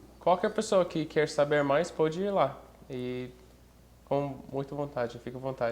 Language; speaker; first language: Portuguese; non-native, fluent; English